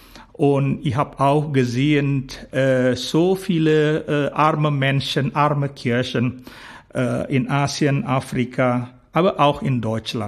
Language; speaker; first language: German; non-native, fluent; Indonesian